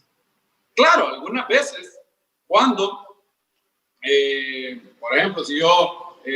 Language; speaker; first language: Spanish; native; Spanish